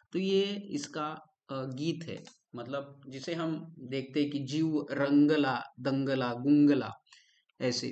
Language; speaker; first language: Hindi; non-native, local second language; Marathi